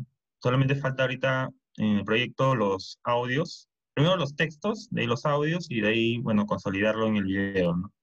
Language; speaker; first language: Spanish; native; Spanish